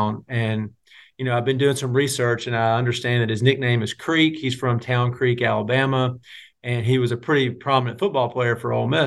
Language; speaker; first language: English; native; English